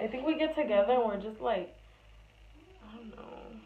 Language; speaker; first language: English; early bilingual, other home language; Spanish